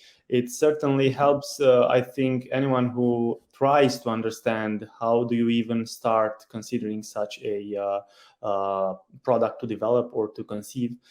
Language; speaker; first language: English; non-native, fluent; Romanian